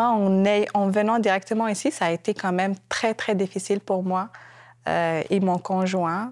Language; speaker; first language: French; non-native, local second language; Kabyle